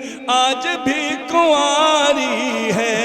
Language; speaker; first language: Urdu; native; Urdu